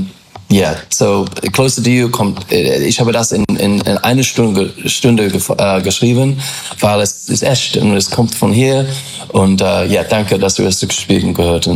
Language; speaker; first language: German; non-native, learner; English